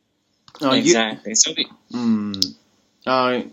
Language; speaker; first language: English; non-native, local second language; Filipino